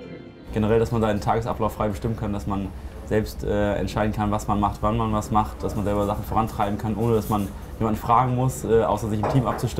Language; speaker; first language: German; native; German